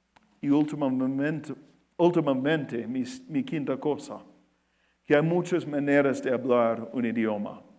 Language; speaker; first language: Spanish; non-native, fluent; English